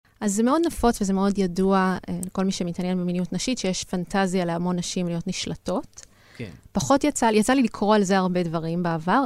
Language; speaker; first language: Hebrew; native; Hebrew